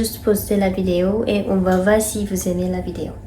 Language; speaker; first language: French; non-native, fluent; Korean